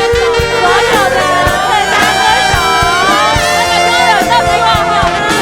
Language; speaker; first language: Chinese; native; Chinese